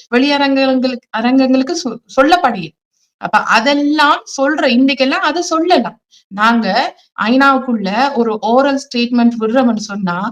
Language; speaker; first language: Tamil; early bilingual, heritage; Tamil